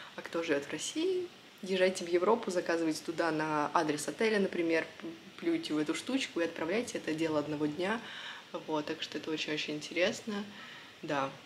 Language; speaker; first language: Russian; native; Russian